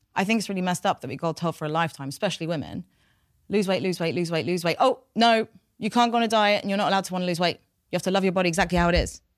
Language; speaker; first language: English; non-native, local second language; Persian